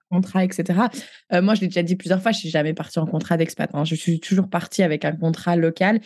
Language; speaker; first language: French; native; French